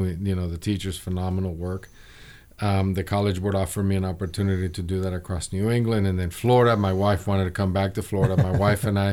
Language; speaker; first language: English; early bilingual, other home language; Spanish